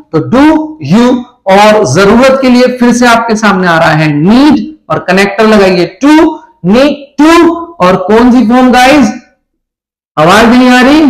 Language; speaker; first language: Hindi; native; Hindi